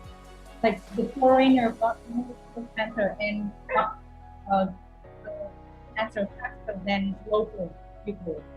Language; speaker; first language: English; non-native, fluent; Vietnamese